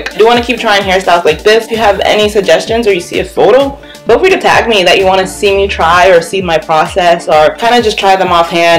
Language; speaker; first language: English; native; English